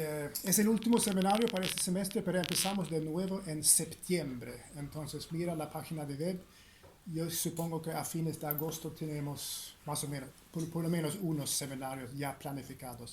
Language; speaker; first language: Spanish; non-native, fluent; Swedish